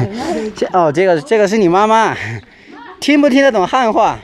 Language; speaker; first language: Chinese; native; Chinese